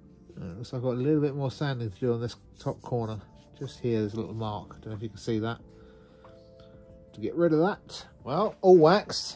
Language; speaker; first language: English; native; English